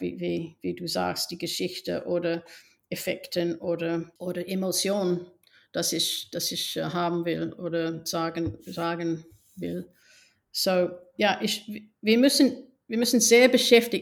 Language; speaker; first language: German; non-native, fluent; English